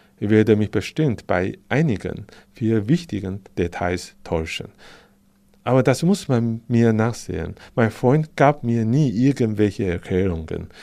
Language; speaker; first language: German; non-native, fluent; Chinese